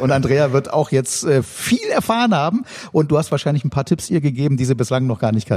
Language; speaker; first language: German; native; German